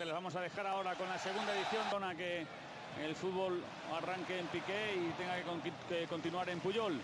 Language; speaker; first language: Spanish; native; Spanish